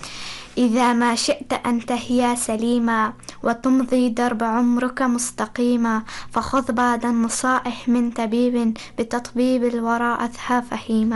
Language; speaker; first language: Arabic; non-native, learner; Persian